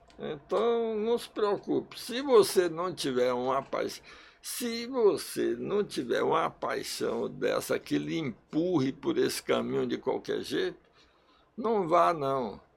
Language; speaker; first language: Portuguese; early bilingual, other home language; Russian